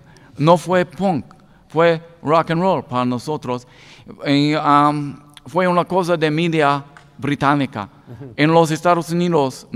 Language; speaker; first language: Spanish; non-native, learner; English